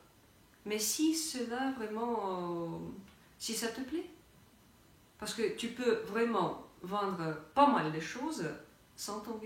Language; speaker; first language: French; non-native, fluent; Russian